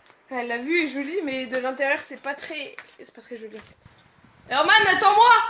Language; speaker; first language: French; native; French